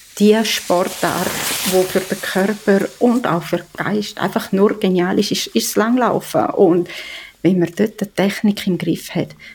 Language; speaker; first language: German; native; German